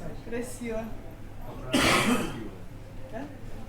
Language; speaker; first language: Russian; native; Russian